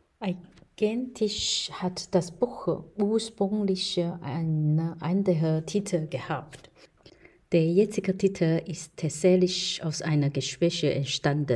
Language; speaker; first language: German; non-native, fluent; Chinese